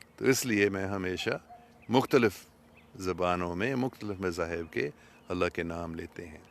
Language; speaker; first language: Urdu; non-native, fluent; English